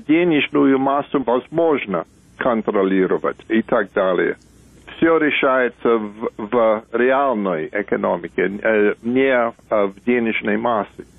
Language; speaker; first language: Russian; non-native, fluent; English